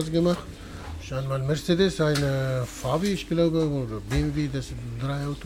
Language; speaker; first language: German; non-native, learner; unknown